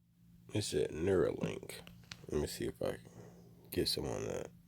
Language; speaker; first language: English; native; English